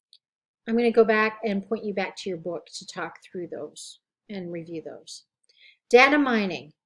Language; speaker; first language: English; native; English